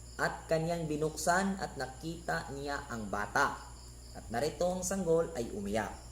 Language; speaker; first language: Filipino; non-native, local second language; Cebuano